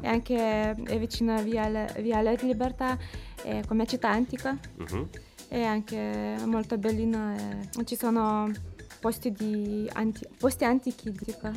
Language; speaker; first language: Italian; non-native, learner; Lithuanian